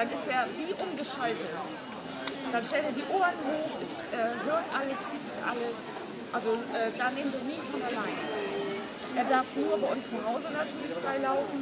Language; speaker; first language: German; native; German